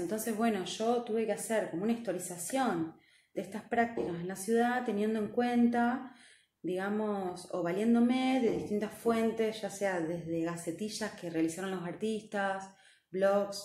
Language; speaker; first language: Spanish; native; Spanish